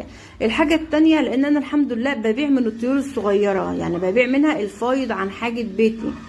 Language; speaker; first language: Arabic; native; Arabic